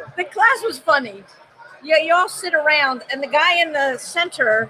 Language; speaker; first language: English; native; English